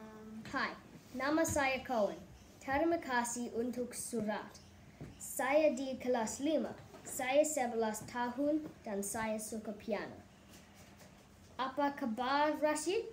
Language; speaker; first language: Indonesian; non-native, learner; English